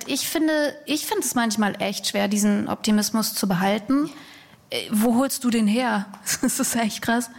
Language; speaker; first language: German; native; German